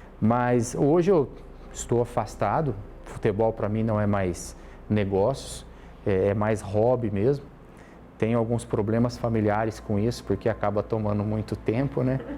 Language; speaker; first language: Portuguese; native; Portuguese